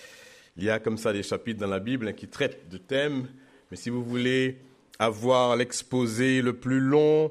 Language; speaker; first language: French; native; French